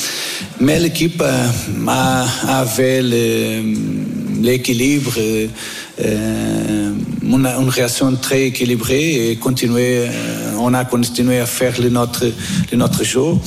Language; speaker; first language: French; non-native, fluent; Portuguese